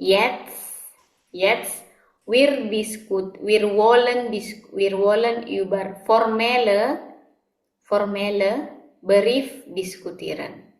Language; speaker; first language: German; non-native, fluent; Indonesian